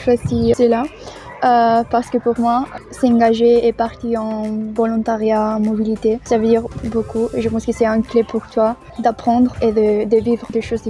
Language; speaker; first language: French; non-native, fluent; Spanish